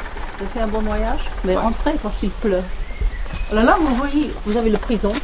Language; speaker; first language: French; non-native, fluent; English